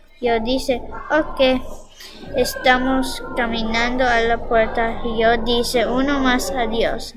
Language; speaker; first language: Spanish; non-native, learner; English